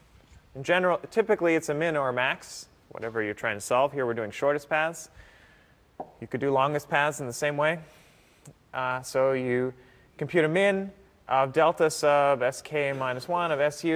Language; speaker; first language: English; native; English